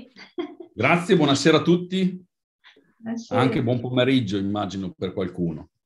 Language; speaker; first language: Italian; native; Italian